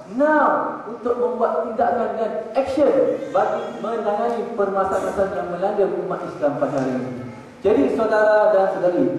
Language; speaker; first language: Malay; native; Malay